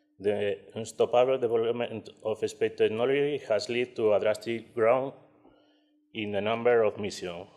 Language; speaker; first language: English; non-native, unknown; Spanish